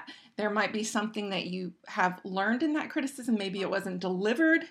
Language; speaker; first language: English; native; English